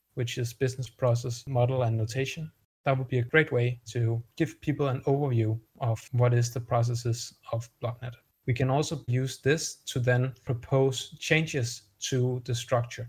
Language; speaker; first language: English; non-native, fluent; Danish